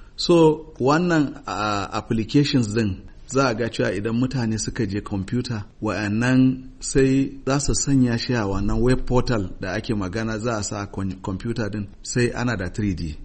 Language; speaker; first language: Hausa; non-native, local second language; Kanuri